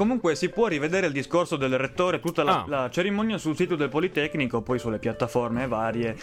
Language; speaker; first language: Italian; native; Italian